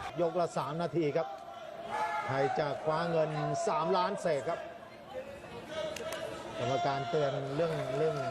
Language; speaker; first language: Thai; native; Thai